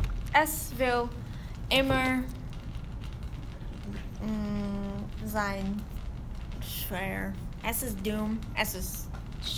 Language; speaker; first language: German; non-native, learner; English